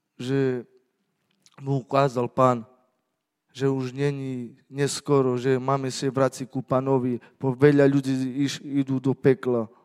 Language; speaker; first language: Slovak; non-native, local second language; Romany